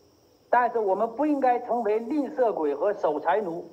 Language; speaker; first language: Chinese; native; Chinese